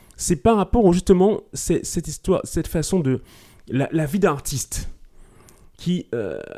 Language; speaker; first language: French; native; French